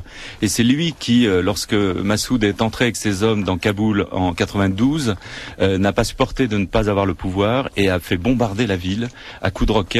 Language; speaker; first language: French; native; French